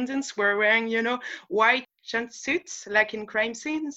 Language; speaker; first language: English; non-native, fluent; French